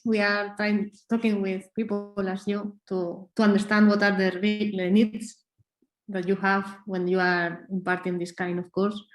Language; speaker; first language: English; non-native, fluent; Spanish